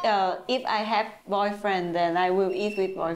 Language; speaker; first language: English; non-native, learner; Vietnamese